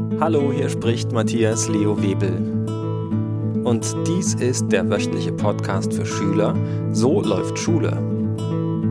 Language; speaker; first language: German; native; German